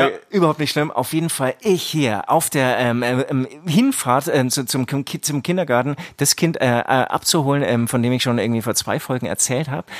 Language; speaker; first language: German; early bilingual, other home language; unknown